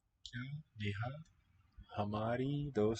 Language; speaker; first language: Hindi; non-native, learner; English